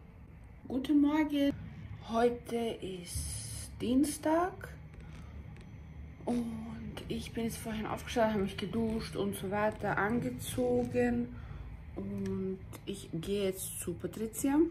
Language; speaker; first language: German; early bilingual, heritage; German